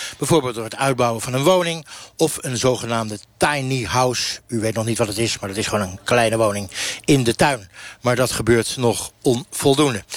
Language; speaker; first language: Dutch; native; Dutch